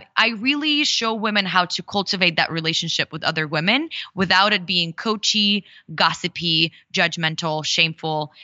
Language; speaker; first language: English; early bilingual, other home language; Russian